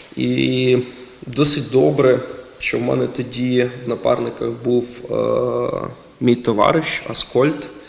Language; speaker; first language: Ukrainian; non-native, local second language; Russian